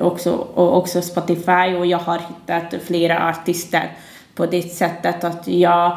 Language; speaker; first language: Swedish; non-native, fluent; Hungarian